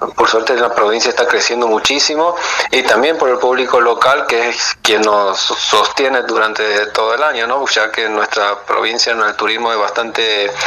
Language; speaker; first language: Spanish; native; Spanish